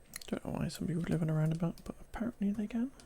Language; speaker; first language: English; native; English